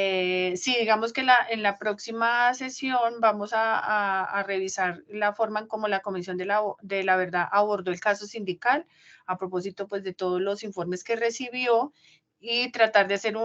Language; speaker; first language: Spanish; native; Spanish